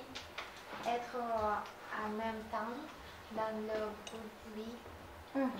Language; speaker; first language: French; non-native, learner; Russian